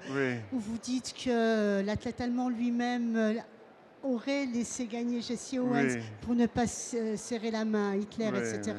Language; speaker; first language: French; native; French